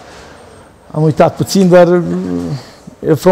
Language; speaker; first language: Romanian; non-native, learner; Serbian